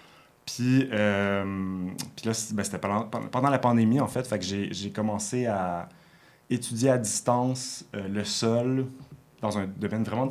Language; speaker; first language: French; native; French